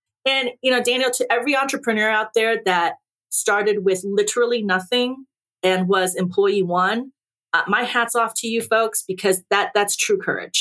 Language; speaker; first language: English; early bilingual, other home language; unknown